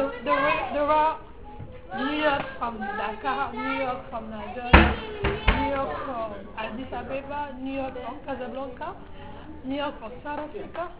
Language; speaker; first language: English; non-native, learner; French